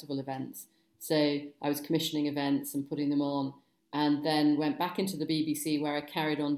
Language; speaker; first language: English; native; English